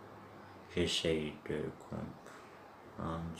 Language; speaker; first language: French; non-native, learner; Turkish